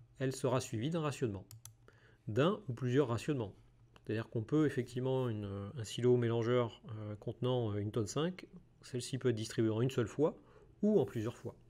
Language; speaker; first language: French; native; French